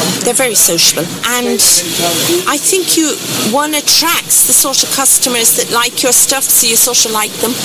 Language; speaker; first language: English; native; English